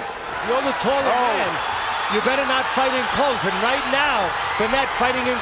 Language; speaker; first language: English; native; English